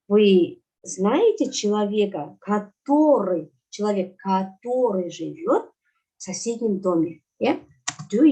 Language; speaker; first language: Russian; non-native, local second language; Kazakh